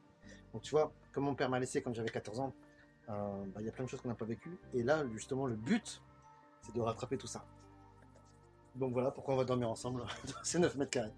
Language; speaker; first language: French; native; French